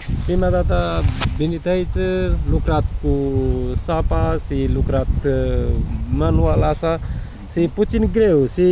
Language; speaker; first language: Romanian; non-native, learner; Nepali